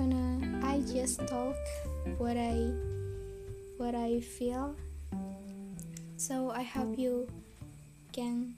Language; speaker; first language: English; non-native, learner; Indonesian